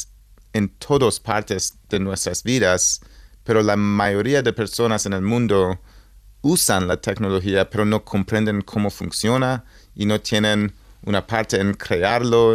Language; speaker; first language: Spanish; non-native, learner; English